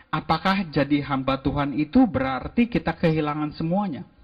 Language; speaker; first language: Indonesian; native; Indonesian